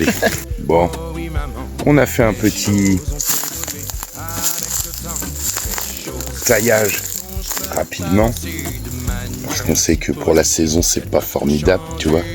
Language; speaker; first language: French; native; French